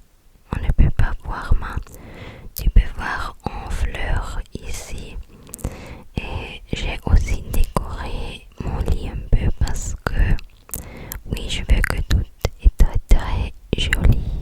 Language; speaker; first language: French; non-native, learner; English